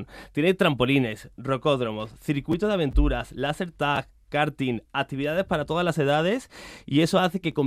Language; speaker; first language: Spanish; native; Spanish